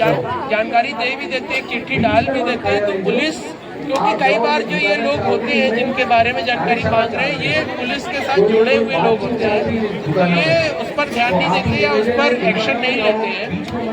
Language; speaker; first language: Hindi; native; Hindi